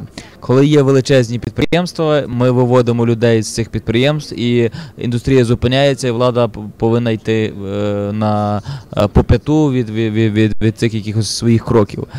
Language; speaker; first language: Ukrainian; native; Ukrainian